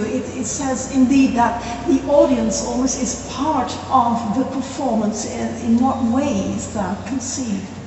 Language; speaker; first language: English; non-native, fluent; Dutch